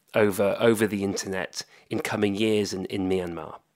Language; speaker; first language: English; native; English